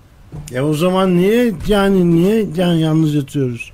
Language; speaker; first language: Turkish; native; Turkish